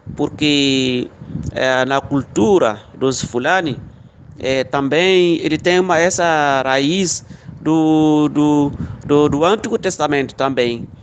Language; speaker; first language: Portuguese; non-native, local second language; Fula